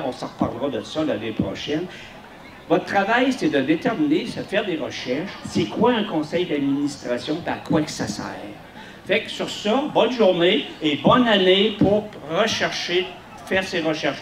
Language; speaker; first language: French; native; French